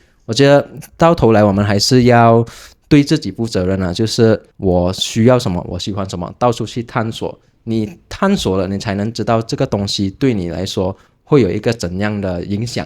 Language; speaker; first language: Chinese; non-native, local second language; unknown